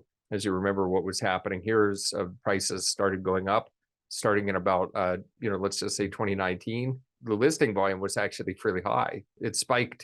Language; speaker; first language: English; native; English